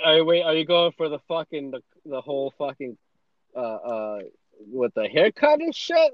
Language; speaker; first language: English; non-native, fluent; Spanish